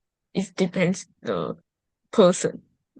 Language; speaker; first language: English; non-native, learner; Chinese